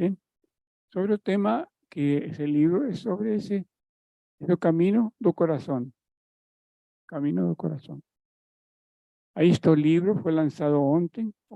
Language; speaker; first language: Portuguese; non-native, fluent; Spanish